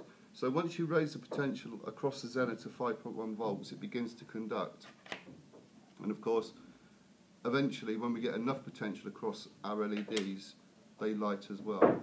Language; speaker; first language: English; native; English